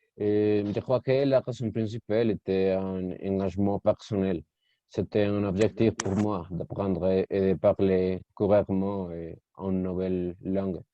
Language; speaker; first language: French; non-native, learner; Spanish